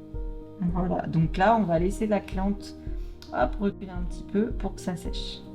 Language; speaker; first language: French; native; French